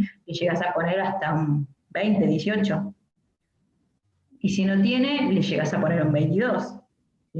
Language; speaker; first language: Spanish; native; Spanish